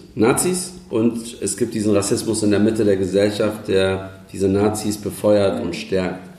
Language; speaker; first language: German; early bilingual, other home language; Turkish